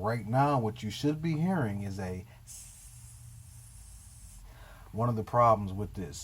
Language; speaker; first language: English; native; English